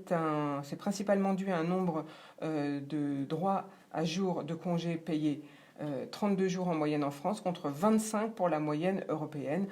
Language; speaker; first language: French; native; French